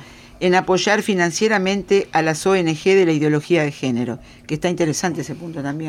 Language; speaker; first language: Spanish; native; Spanish